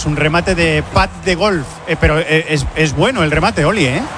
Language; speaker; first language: Spanish; native; Spanish